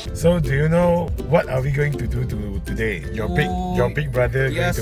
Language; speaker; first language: English; non-native, local second language; Chinese